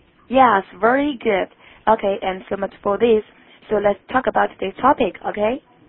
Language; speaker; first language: English; non-native, fluent; Chinese